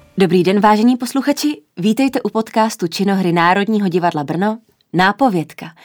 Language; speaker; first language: Czech; native; Czech